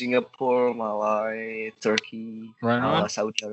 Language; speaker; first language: English; non-native, learner; Indonesian